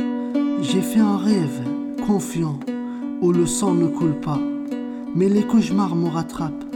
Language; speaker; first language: French; early bilingual, other home language; Kurdish